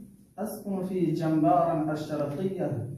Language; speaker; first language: Arabic; non-native, learner; Urdu